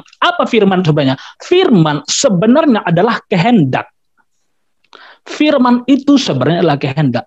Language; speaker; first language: Indonesian; native; Indonesian